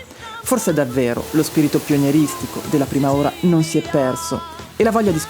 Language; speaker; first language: Italian; native; Italian